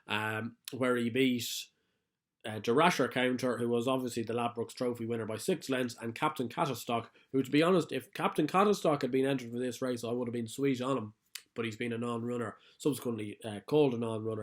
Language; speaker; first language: English; native; English